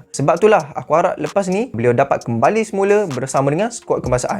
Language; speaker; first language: Malay; native; Malay